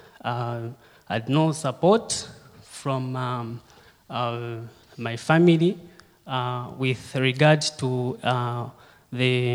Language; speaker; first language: English; non-native, local second language; Bemba